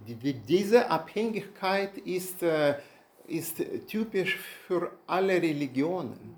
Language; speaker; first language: German; non-native, learner; Russian